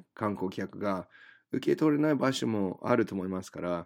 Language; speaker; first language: Japanese; non-native, fluent; English